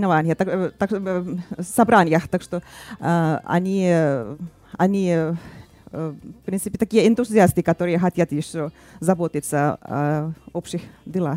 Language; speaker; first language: Russian; non-native, fluent; Finnish